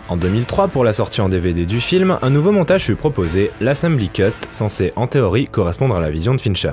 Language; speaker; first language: French; native; French